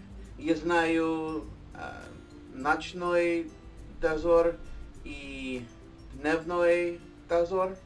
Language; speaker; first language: Russian; non-native, learner; English